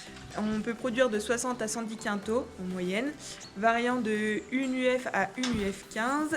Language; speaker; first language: French; native; French